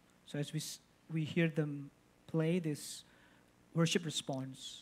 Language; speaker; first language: English; non-native, fluent; Indonesian